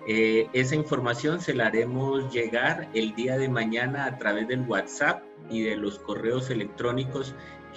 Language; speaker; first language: Spanish; native; Spanish